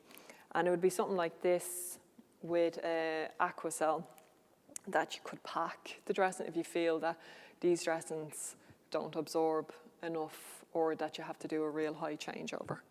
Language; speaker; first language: English; native; English